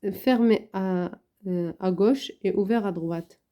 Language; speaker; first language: French; non-native, local second language; Arabic